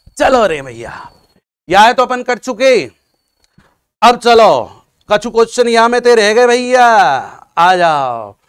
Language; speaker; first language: Hindi; native; Hindi